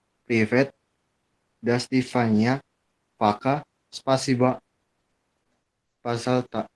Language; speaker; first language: Russian; non-native, learner; Indonesian